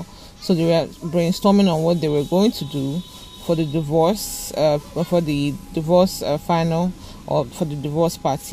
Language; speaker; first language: English; non-native, local second language; Igbo